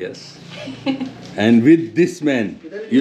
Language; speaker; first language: English; non-native, learner; Hindi